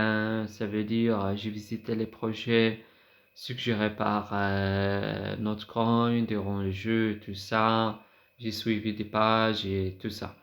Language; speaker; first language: French; non-native, fluent; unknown